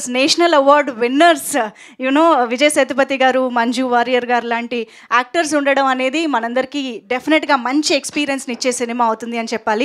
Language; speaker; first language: Telugu; native; Telugu